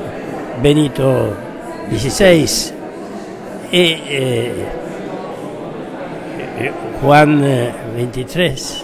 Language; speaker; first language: Spanish; non-native, fluent; Italian